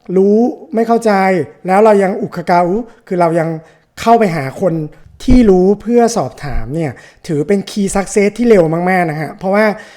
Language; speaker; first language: Thai; native; Thai